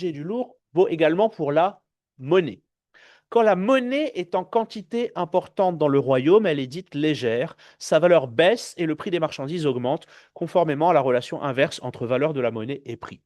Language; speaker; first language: French; native; French